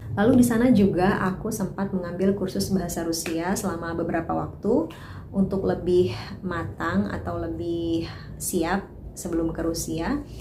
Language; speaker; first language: Indonesian; native; Indonesian